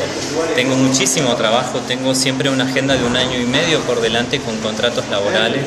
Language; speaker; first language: Spanish; native; Spanish